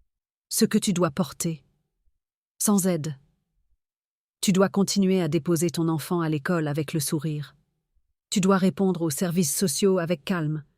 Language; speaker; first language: French; native; French